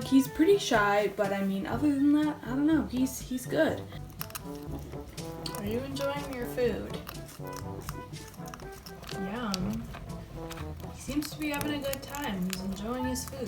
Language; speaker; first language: English; native; English